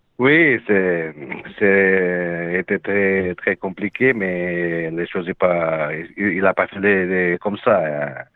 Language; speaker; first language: French; non-native, learner; Portuguese